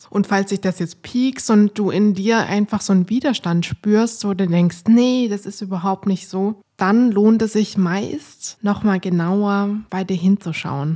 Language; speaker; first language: German; native; German